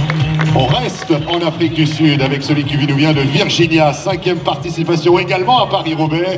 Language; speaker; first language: French; native; French